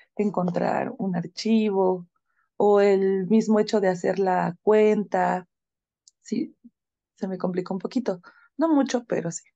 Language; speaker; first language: Spanish; native; Spanish